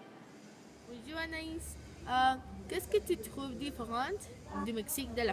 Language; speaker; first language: French; non-native, learner; Spanish